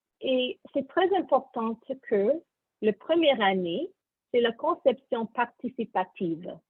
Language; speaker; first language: French; non-native, learner; English